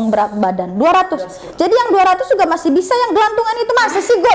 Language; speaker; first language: Indonesian; native; Indonesian